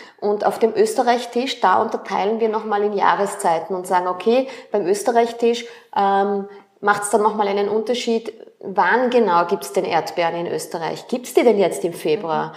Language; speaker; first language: German; early bilingual, other home language; Spanish